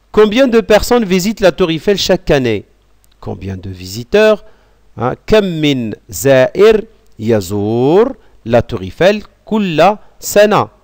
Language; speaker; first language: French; non-native, local second language; Arabic